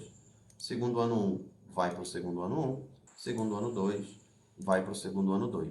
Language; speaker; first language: Portuguese; native; Portuguese